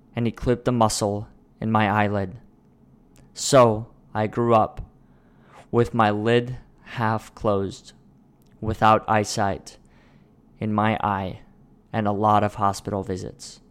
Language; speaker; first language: English; early bilingual, other home language; Russian